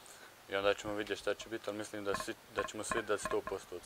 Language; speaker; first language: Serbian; early bilingual, heritage; Bosnian